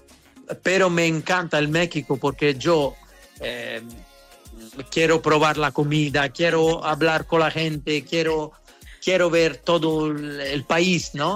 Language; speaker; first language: Spanish; non-native, learner; Italian